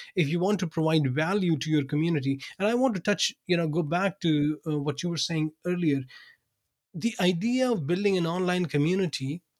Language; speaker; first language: English; non-native, local second language; Urdu